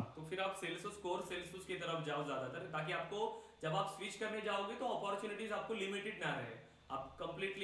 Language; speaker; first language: Hindi; native; Hindi